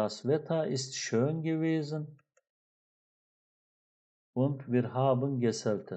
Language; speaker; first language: German; non-native, fluent; Turkish